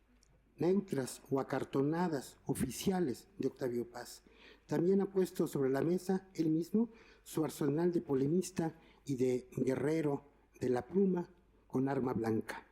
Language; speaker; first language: Spanish; native; Spanish